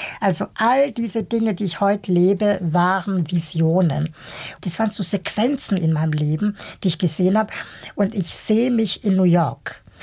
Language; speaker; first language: German; early bilingual, other home language; Bosnian